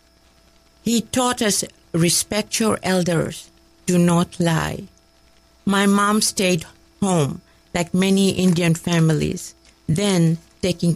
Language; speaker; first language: English; non-native, local second language; Kachhi